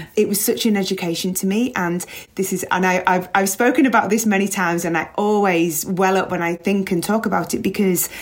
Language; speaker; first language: English; native; English